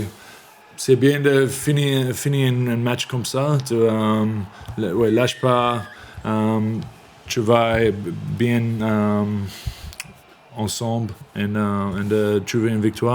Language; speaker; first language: French; non-native, learner; English